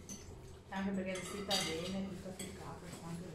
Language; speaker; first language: Italian; native; Italian